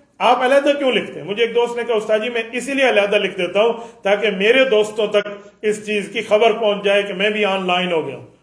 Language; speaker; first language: Urdu; native; Urdu